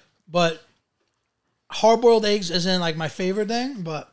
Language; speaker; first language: English; early bilingual, other home language; Italian